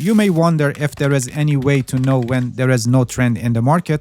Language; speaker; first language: English; non-native, fluent; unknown